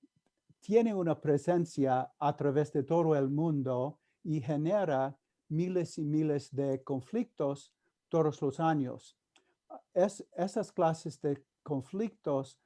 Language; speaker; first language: Spanish; non-native, fluent; English